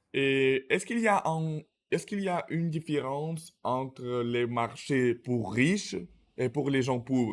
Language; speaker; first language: French; non-native, learner; Russian